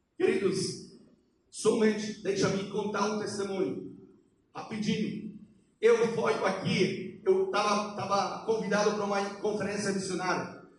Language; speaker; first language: Portuguese; non-native, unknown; Polish